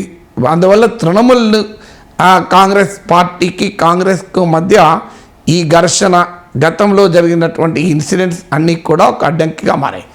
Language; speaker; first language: Telugu; native; Telugu